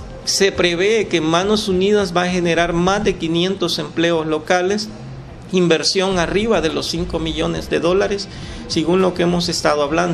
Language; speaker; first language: Spanish; native; Spanish